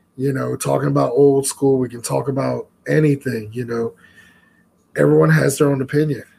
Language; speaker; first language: English; native; English